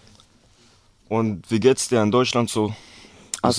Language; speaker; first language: German; early bilingual, other home language; Kurdish